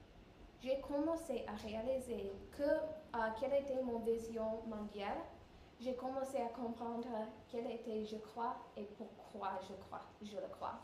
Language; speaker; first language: French; non-native, learner; English